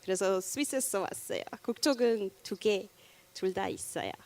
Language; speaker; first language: Korean; non-native, learner; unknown